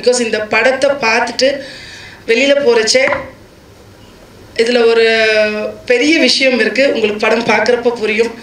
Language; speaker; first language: Tamil; non-native, fluent; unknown